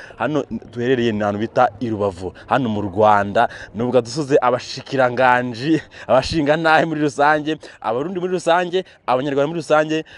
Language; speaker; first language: Kinyarwanda; native; Kinyarwanda